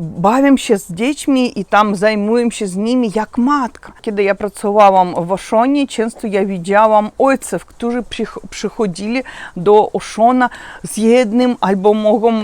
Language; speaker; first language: Polish; non-native, learner; Russian